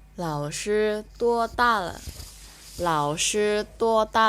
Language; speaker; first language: Chinese; non-native, learner; Indonesian